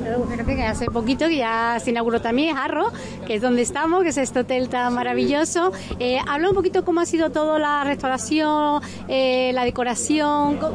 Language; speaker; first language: Spanish; native; Spanish